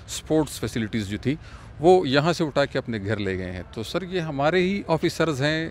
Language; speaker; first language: Urdu; non-native, local second language; Pashto